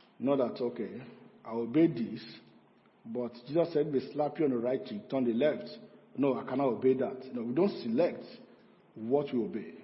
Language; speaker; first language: English; non-native, local second language; Yoruba